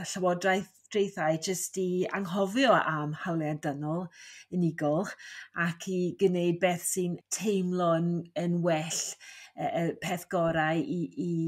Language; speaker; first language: Welsh; non-native, fluent; English